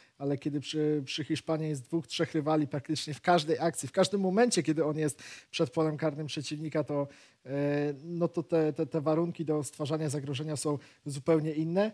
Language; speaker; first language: Polish; native; Polish